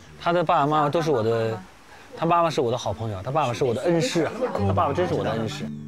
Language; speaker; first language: Chinese; native; Chinese